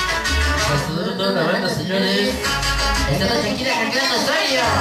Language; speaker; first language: Spanish; native; Spanish